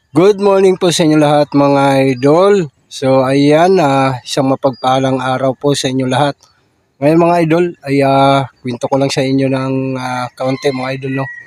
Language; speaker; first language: Filipino; non-native, local second language; Cebuano